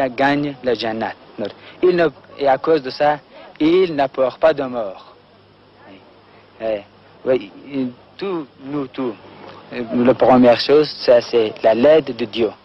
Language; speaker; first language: French; non-native, learner; Persian